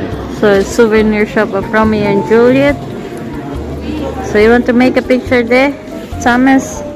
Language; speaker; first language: English; non-native, local second language; Filipino